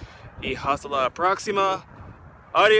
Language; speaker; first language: Spanish; non-native, learner; English